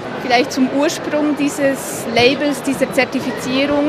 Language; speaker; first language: German; native; German